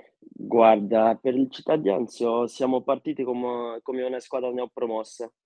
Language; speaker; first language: Italian; non-native, fluent; Portuguese